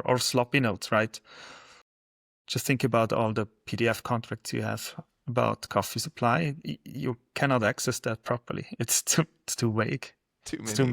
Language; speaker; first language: English; non-native, fluent; German